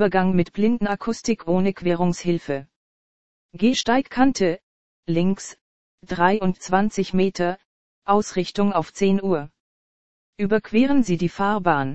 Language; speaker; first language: German; native; German